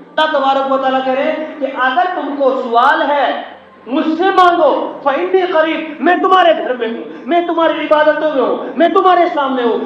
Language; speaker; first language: Urdu; native; Urdu